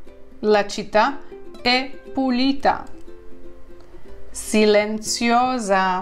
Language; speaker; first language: Italian; non-native, fluent; Ukrainian